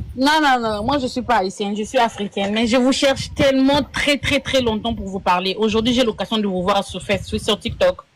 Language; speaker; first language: French; non-native, local second language; Lingala